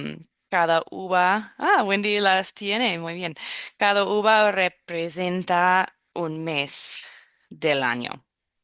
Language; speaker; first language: Spanish; non-native, fluent; English